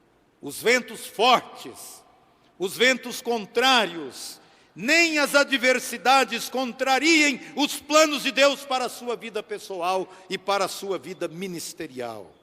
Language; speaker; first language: Portuguese; native; Portuguese